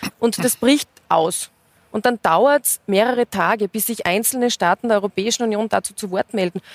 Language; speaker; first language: German; native; German